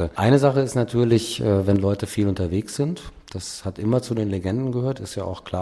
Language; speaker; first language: German; native; German